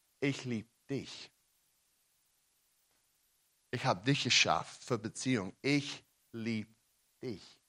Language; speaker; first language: German; non-native, learner; English